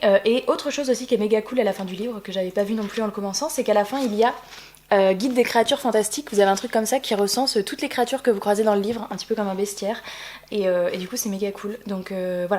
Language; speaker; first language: French; native; French